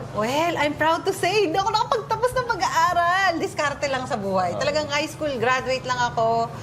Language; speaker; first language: Filipino; native; Filipino